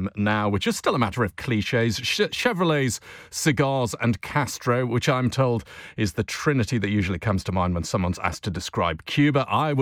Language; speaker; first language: English; native; English